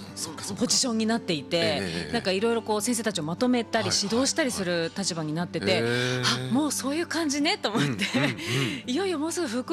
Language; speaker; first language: Japanese; native; Japanese